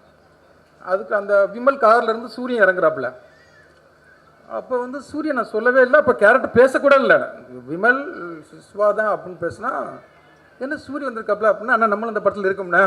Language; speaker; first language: Tamil; native; Tamil